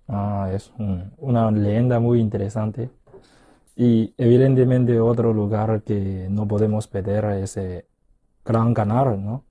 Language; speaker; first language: Spanish; non-native, fluent; Chinese